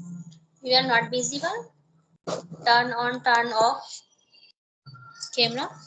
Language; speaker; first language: English; non-native, learner; Hindi